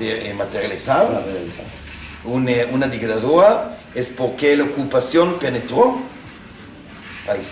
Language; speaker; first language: Spanish; non-native, fluent; Hebrew